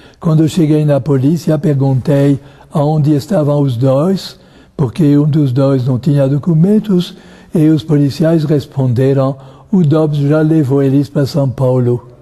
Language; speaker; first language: Portuguese; non-native, fluent; French